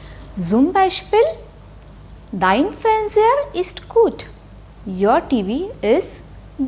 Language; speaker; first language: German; non-native, fluent; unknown